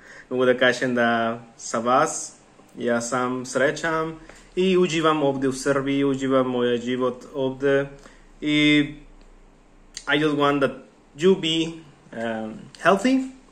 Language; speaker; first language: Serbian; non-native, learner; Spanish